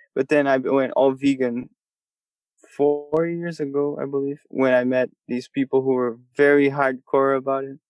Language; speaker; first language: English; non-native, fluent; Portuguese